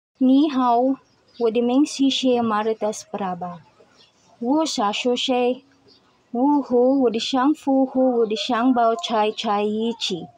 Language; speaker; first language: Chinese; non-native, learner; Filipino